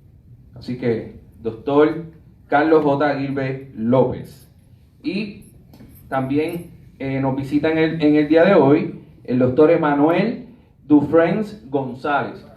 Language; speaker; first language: Spanish; native; Spanish